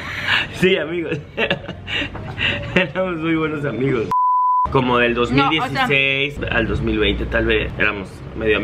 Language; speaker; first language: Spanish; native; Spanish